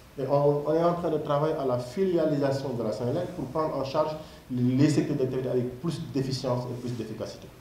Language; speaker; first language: French; non-native, local second language; Wolof